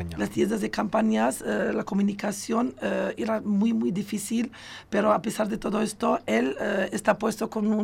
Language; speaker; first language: Spanish; non-native, fluent; Arabic